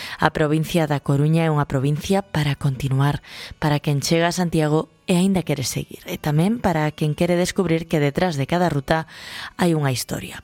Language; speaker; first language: Galician; native; Galician